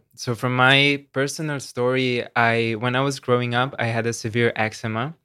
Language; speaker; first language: English; non-native, fluent; Slovenian